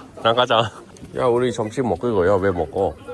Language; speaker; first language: Korean; non-native, learner; Thai